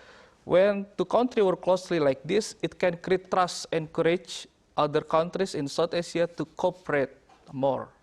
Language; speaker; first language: English; non-native, learner; Indonesian